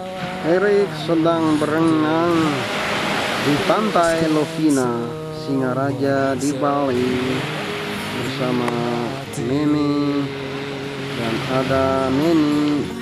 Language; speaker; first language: Indonesian; non-native, fluent; English